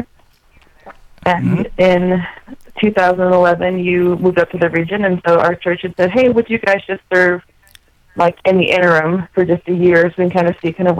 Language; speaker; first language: English; native; English